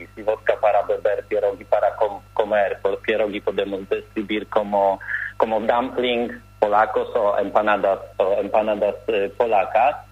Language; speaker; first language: Spanish; non-native, learner; Polish